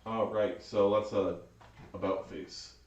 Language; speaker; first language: English; native; English